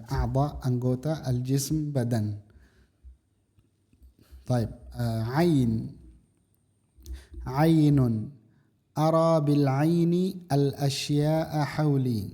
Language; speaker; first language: Arabic; non-native, fluent; Indonesian